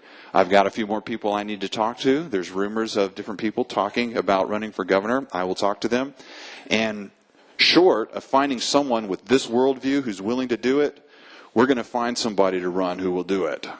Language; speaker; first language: English; native; English